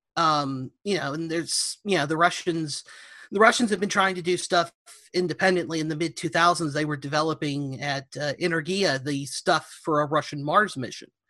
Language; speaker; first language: English; native; English